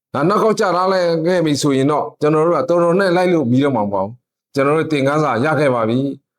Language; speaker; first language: Burmese; non-native, local second language; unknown